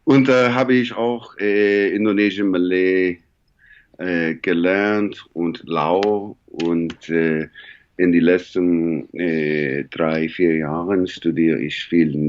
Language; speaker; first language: German; non-native, learner; English